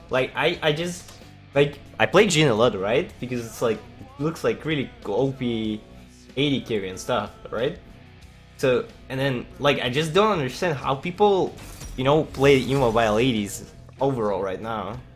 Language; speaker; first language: English; non-native, fluent; Russian